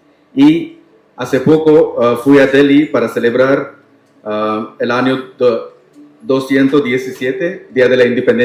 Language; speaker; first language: Spanish; non-native, learner; Tamil